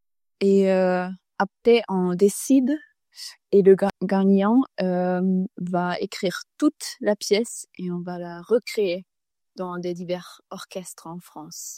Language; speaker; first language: French; non-native, fluent; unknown